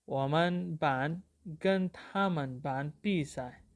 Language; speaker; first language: Chinese; non-native, fluent; Urdu